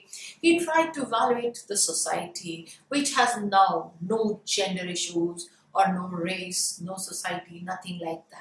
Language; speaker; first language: English; non-native, local second language; Hindi